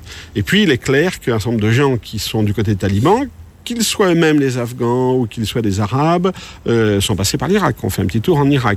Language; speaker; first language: French; native; French